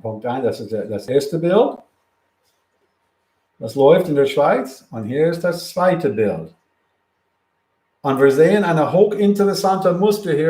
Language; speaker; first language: German; non-native, fluent; English